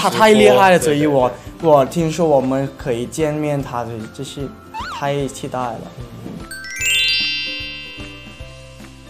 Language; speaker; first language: Chinese; non-native, learner; Thai